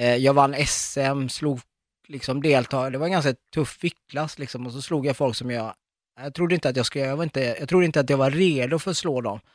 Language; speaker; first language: Swedish; early bilingual, other home language; Arabic